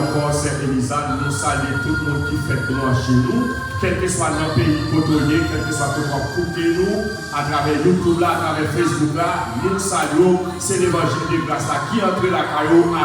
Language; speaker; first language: French; non-native, local second language; Haitian Creole